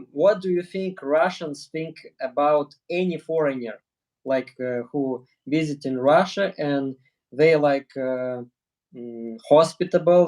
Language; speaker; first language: English; non-native, learner; Russian